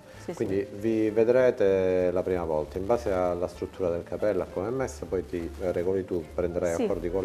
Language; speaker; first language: Italian; native; Italian